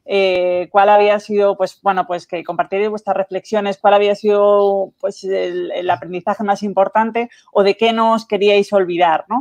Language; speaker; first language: Spanish; native; Spanish